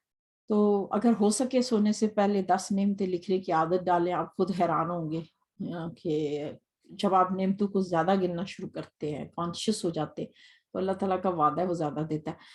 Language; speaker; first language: Urdu; native; Urdu